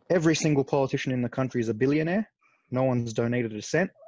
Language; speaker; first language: English; non-native, fluent; Arabic